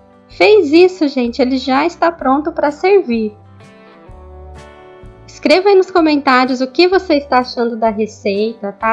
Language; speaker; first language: Portuguese; native; Portuguese